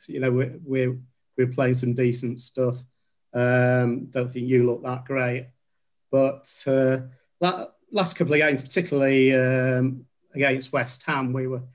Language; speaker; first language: English; native; English